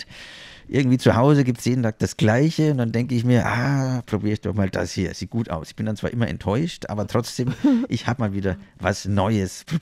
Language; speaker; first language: German; native; German